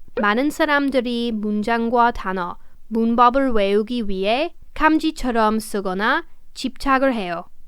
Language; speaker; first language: Korean; non-native, fluent; English